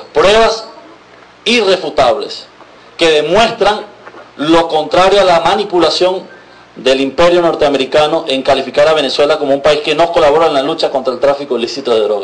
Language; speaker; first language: Spanish; native; Spanish